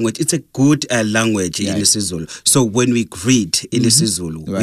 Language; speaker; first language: English; non-native, local second language; Zulu